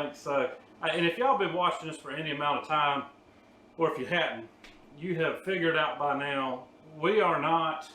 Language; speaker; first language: English; native; English